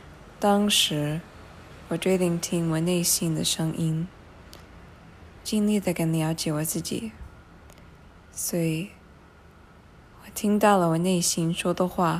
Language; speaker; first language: Chinese; non-native, fluent; English